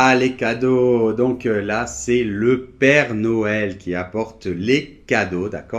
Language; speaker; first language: French; native; French